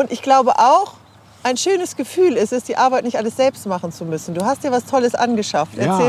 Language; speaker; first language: German; native; German